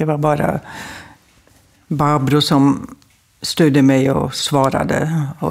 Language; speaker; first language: Swedish; non-native, fluent; German